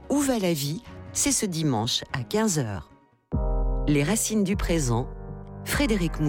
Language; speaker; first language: French; native; French